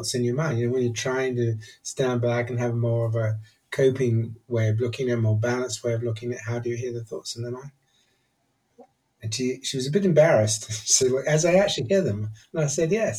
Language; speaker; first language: English; native; English